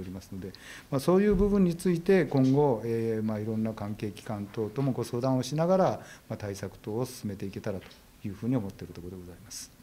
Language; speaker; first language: Japanese; native; Japanese